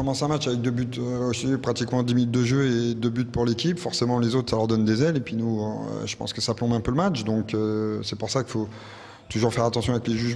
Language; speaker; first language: French; native; French